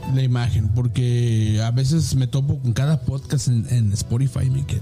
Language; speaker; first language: Spanish; native; Spanish